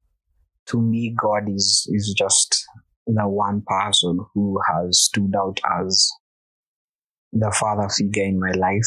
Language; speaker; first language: English; non-native, local second language; Swahili